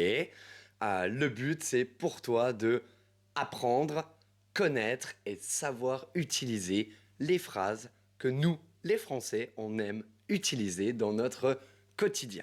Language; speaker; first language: French; native; French